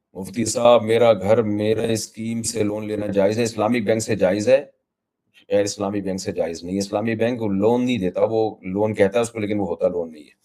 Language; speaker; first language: Urdu; native; Urdu